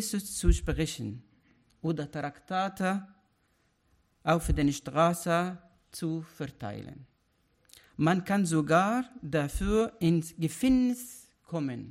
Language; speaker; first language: German; non-native, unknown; Arabic